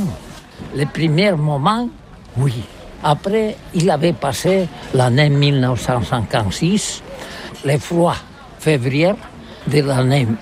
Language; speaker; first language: French; non-native, learner; Catalan